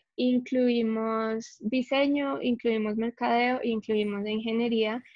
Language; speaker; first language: Spanish; early bilingual, heritage; English